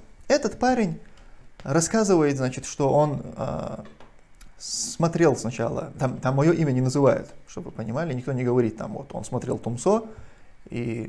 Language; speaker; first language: Russian; non-native, local second language; Chechen